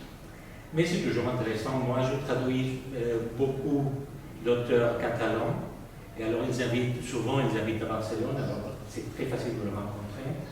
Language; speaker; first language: French; non-native, fluent; Spanish